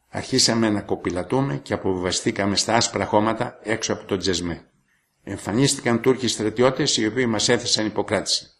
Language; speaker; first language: Greek; native; Greek